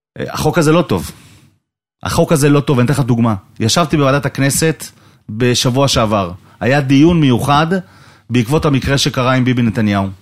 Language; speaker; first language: Hebrew; native; Hebrew